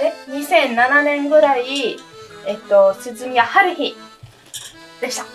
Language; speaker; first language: Japanese; non-native, fluent; Italian